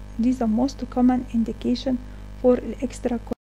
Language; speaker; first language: English; non-native, fluent; Arabic